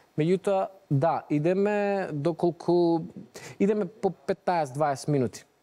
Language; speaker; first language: Macedonian; native; Macedonian